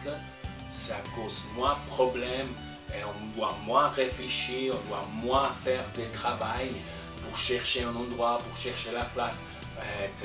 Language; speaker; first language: French; non-native, local second language; German